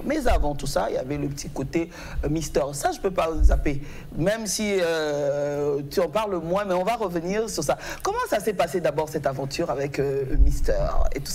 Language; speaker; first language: French; native; French